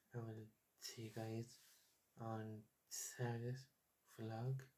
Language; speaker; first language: English; native; English